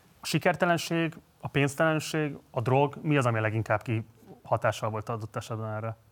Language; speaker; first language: Hungarian; native; Hungarian